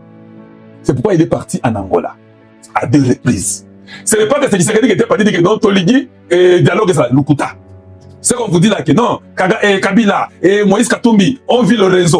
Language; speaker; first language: French; non-native, local second language; Lingala